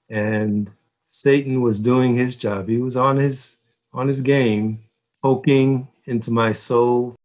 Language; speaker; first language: English; early bilingual, other home language; Korean